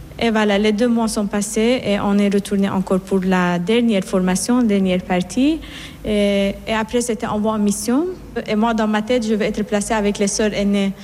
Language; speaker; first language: French; non-native, fluent; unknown